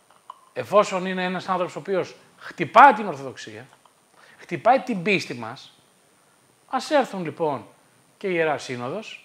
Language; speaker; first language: Greek; native; Greek